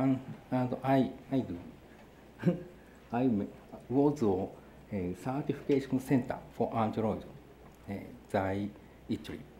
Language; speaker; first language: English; non-native, learner; Japanese